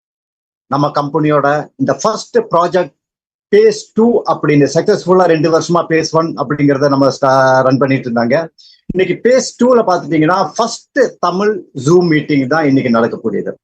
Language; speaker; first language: Tamil; native; Tamil